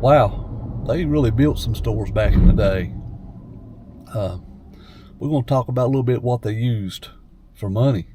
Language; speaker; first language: English; native; English